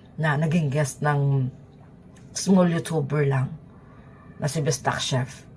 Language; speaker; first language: Filipino; native; Filipino